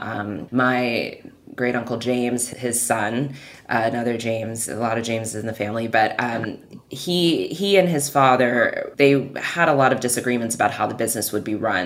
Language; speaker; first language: English; native; English